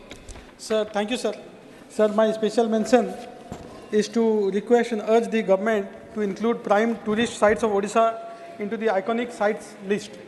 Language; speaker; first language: English; non-native, local second language; Odia